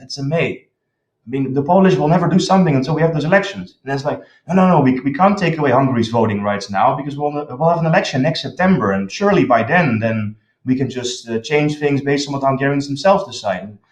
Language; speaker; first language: English; non-native, fluent; Dutch